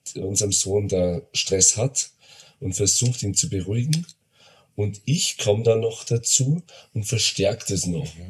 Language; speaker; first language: German; non-native, fluent; Spanish